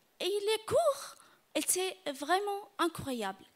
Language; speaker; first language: French; non-native, learner; Arabic